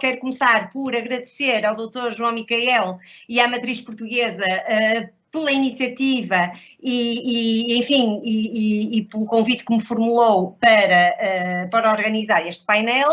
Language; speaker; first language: Portuguese; native; Portuguese